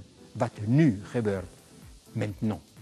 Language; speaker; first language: Dutch; non-native, fluent; Spanish